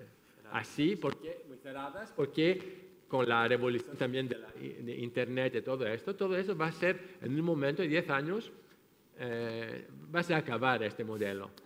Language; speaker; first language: Spanish; non-native, fluent; French